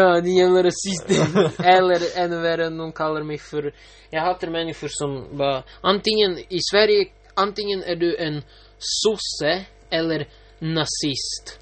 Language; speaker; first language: Swedish; non-native, local second language; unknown